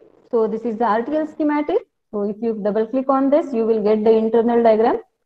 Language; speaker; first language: English; non-native, local second language; Marathi